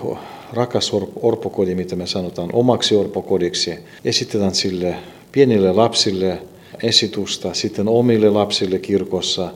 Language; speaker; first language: Finnish; non-native, fluent; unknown